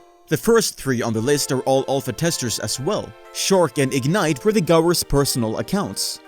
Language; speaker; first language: English; native; English